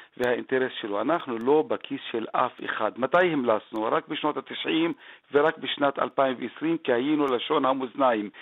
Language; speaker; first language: Hebrew; non-native, local second language; Arabic